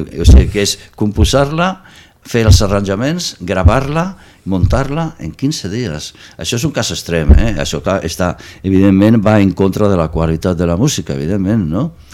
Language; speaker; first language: Catalan; non-native, local second language; Spanish